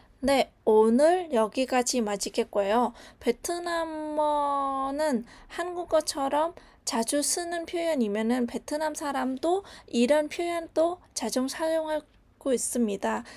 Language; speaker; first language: Korean; non-native, learner; Vietnamese